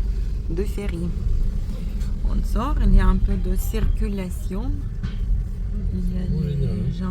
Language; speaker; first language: French; non-native, fluent; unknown